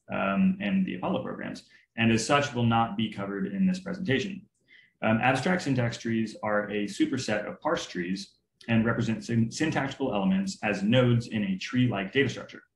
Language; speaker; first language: English; native; English